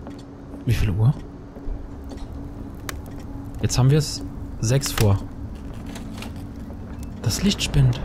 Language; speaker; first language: German; native; German